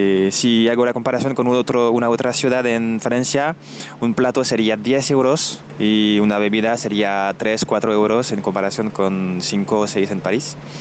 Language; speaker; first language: Spanish; non-native, fluent; French